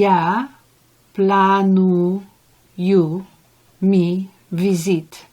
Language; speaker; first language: Ukrainian; non-native, learner; English